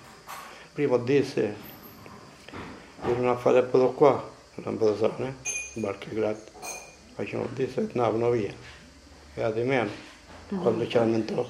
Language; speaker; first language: Italian; non-native, local second language; Sicilian